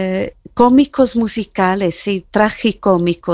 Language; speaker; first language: Spanish; non-native, fluent; Italian